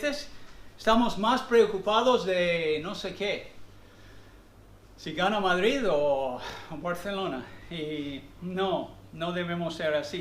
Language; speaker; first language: Spanish; non-native, fluent; English